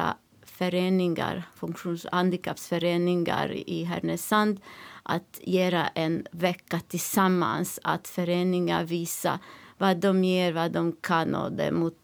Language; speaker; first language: Swedish; non-native, learner; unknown